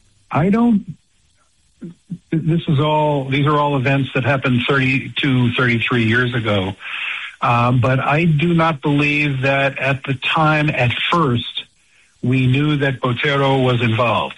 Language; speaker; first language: English; native; English